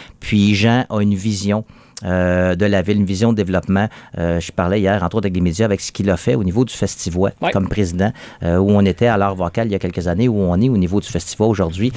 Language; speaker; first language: French; native; French